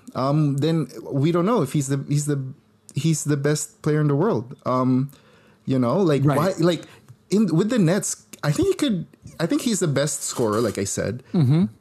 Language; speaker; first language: English; non-native, local second language; Filipino